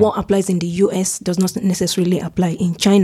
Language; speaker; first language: English; non-native, local second language; Yoruba